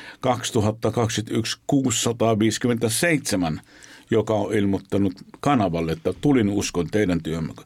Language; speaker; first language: Finnish; non-native, fluent; Arabic